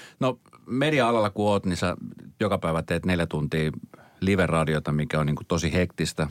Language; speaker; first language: Finnish; native; Finnish